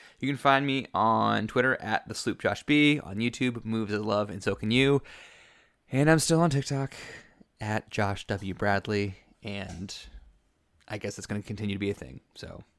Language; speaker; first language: English; native; English